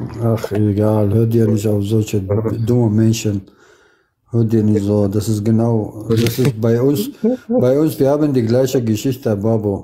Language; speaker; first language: German; non-native, fluent; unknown